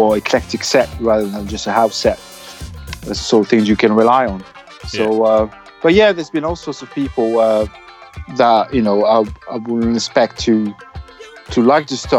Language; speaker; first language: English; non-native, fluent; French